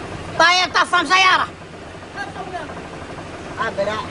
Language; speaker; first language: Arabic; native; Arabic